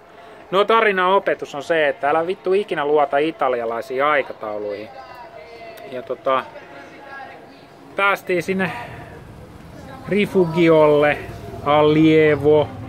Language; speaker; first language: Finnish; native; Finnish